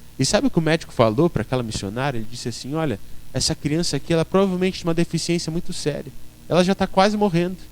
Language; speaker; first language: Portuguese; native; Portuguese